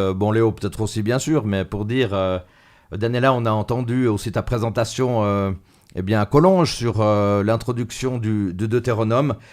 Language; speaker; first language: French; native; French